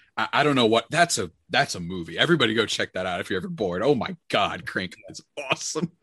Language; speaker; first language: English; native; English